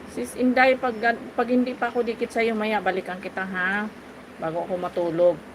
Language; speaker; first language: Filipino; non-native, local second language; Bikol